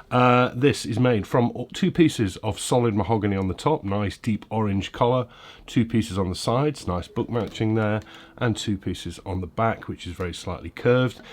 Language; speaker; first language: English; native; English